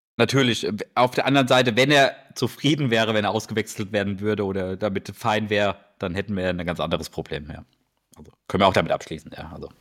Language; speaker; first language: German; native; German